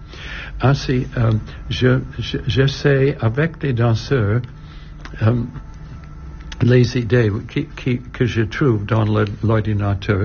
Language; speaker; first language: French; non-native, learner; English